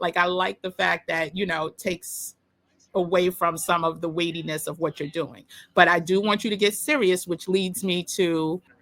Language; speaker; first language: English; native; English